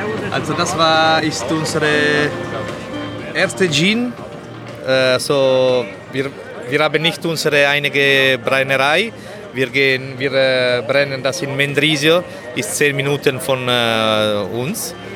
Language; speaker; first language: German; non-native, learner; Italian